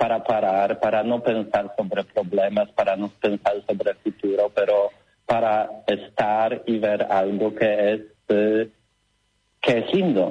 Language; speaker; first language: Spanish; non-native, learner; Polish